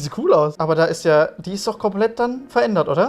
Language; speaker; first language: German; native; German